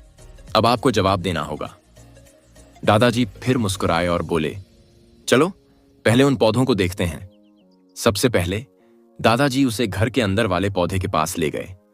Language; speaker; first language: Hindi; native; Hindi